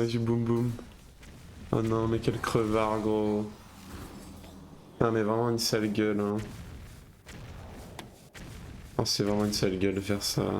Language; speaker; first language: French; native; French